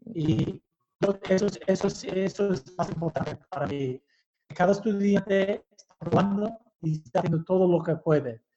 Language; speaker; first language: Spanish; early bilingual, heritage; Basque